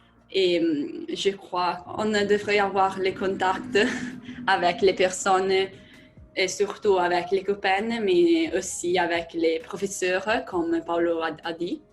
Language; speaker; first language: French; non-native, learner; Italian